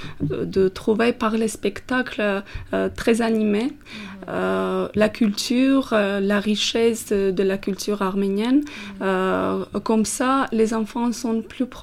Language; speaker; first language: French; non-native, fluent; Armenian